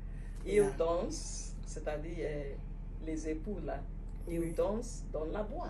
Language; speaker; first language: French; non-native, fluent; Igbo